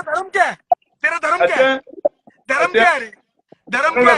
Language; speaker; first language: Hindi; non-native, local second language; Punjabi